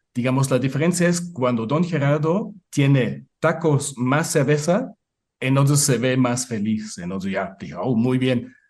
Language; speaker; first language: Spanish; non-native, fluent; German